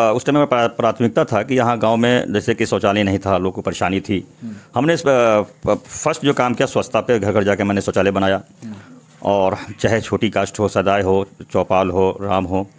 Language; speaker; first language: Hindi; native; Hindi